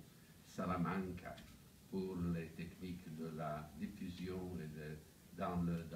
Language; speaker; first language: French; non-native, fluent; Italian